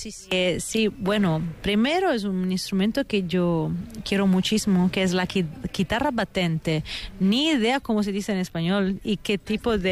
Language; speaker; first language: Spanish; non-native, fluent; Italian